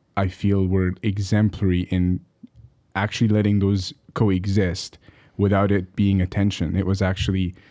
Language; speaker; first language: English; early bilingual, other home language; Arabic